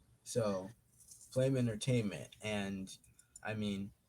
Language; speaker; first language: English; native; English